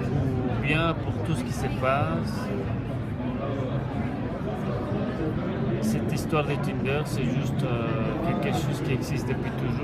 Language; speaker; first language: French; non-native, fluent; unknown